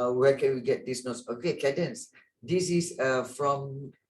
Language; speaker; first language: English; non-native, local second language; Malay